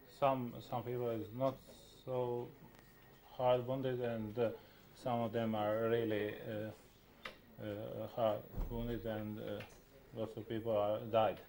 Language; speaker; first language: English; non-native, local second language; Croatian